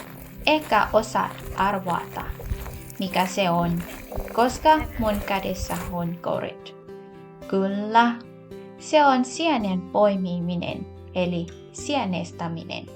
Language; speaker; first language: Finnish; non-native, learner; Thai